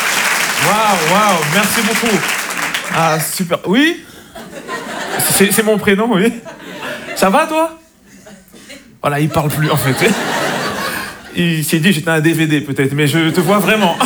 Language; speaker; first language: French; native; French